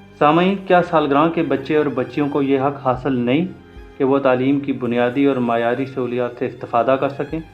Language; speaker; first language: Urdu; non-native, local second language; Punjabi